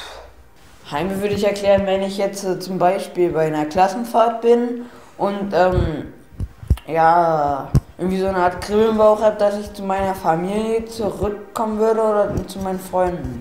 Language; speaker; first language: German; early bilingual, other home language; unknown